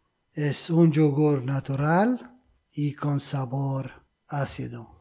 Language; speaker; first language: Spanish; non-native, fluent; Arabic